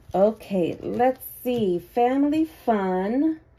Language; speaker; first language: English; native; English